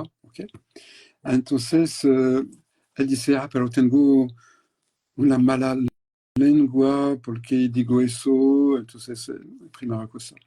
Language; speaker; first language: Spanish; non-native, fluent; French